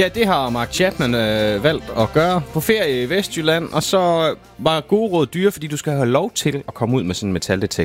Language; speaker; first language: Danish; native; Danish